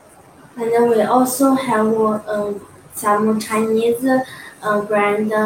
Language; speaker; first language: English; non-native, learner; Chinese